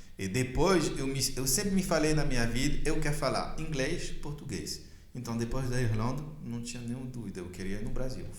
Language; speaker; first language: Portuguese; non-native, fluent; French